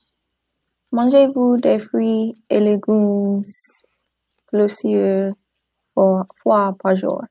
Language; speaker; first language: French; non-native, learner; English